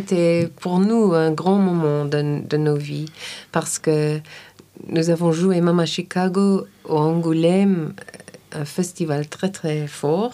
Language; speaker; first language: French; non-native, fluent; English